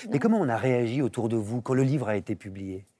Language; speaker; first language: French; native; French